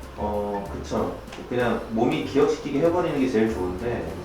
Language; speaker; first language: Korean; native; Korean